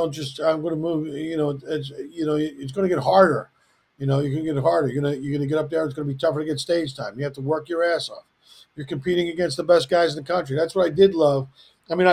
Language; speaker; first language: English; native; English